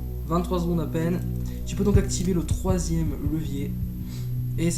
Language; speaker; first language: French; native; French